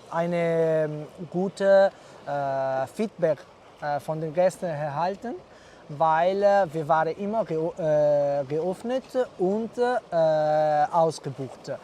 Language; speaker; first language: German; non-native, learner; Italian